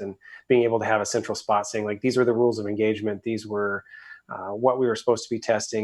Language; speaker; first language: English; native; English